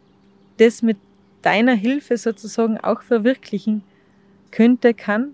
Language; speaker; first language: German; native; German